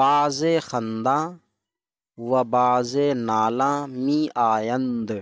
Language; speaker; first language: Persian; non-native, fluent; Urdu